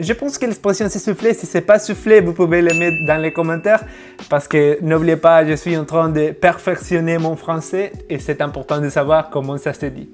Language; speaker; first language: French; non-native, fluent; Spanish